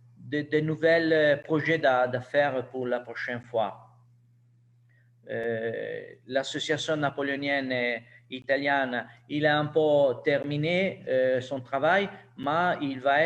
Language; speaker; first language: French; non-native, learner; Italian